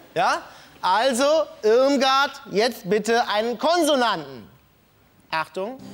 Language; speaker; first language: German; native; German